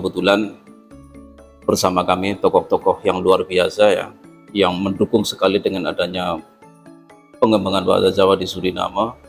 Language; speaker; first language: Indonesian; native; Indonesian